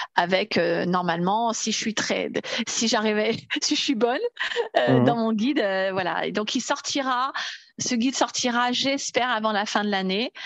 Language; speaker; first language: French; native; French